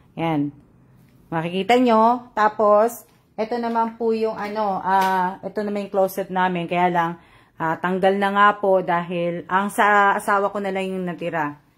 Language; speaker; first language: Filipino; native; Filipino